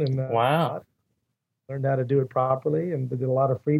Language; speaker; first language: English; native; English